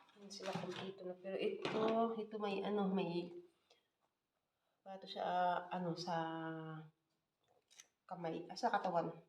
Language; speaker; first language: Filipino; non-native, local second language; Cebuano